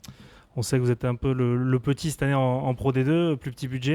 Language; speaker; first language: French; native; French